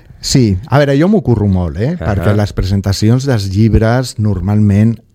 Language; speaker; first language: Catalan; non-native, local second language; Spanish